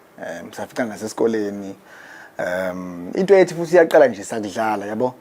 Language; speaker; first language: Zulu; native; Zulu